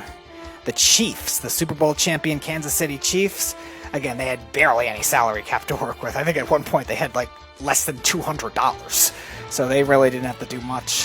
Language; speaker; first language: English; native; English